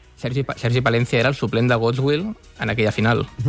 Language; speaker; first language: Catalan; native; Catalan